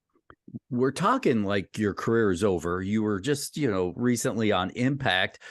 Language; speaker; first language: English; native; English